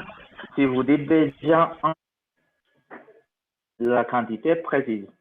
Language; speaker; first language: French; non-native, fluent; Spanish